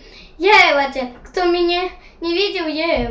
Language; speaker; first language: Russian; early bilingual, heritage; Russian